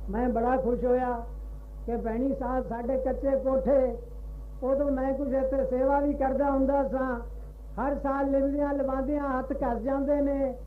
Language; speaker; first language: Hindi; non-native, local second language; Punjabi